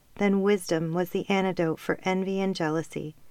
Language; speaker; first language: English; native; English